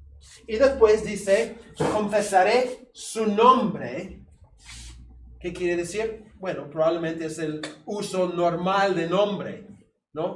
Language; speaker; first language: Spanish; non-native, fluent; English